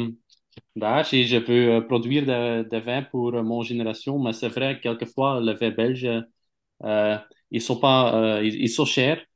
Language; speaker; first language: French; non-native, local second language; Dutch